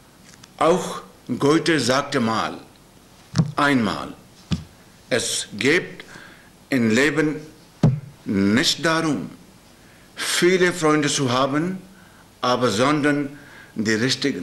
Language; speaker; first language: German; non-native, learner; Urdu